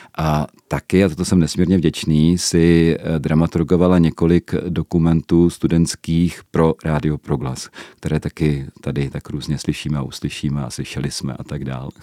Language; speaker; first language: Czech; native; Czech